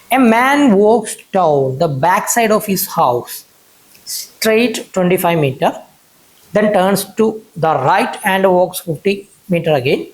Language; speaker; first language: English; non-native, local second language; Malayalam